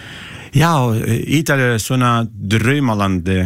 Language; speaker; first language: Icelandic; non-native, learner; Italian